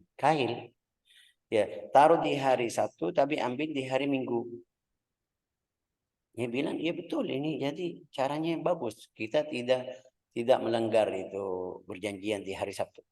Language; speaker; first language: Indonesian; non-native, fluent; Arabic